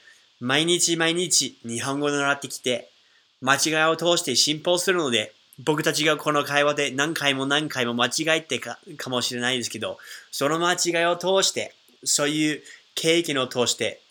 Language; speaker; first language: Japanese; non-native, fluent; English